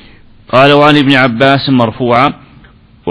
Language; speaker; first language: Arabic; native; Arabic